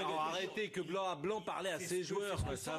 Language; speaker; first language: French; native; French